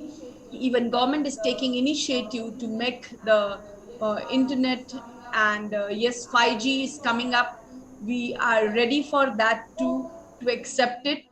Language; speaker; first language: English; non-native, local second language; Hindi